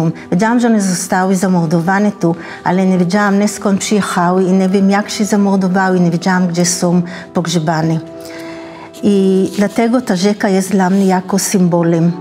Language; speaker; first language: Polish; early bilingual, heritage; Hebrew